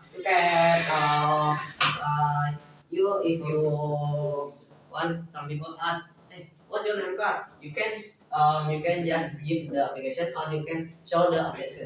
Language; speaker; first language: English; non-native, learner; Indonesian